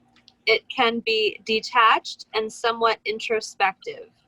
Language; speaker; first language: English; native; English